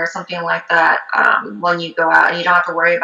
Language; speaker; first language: English; early bilingual, other home language; Korean